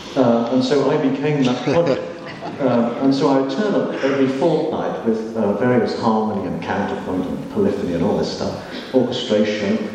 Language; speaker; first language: English; native; English